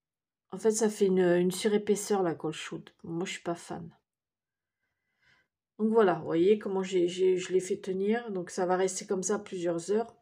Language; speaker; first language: French; native; French